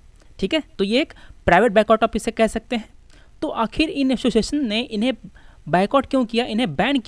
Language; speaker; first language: Hindi; native; Hindi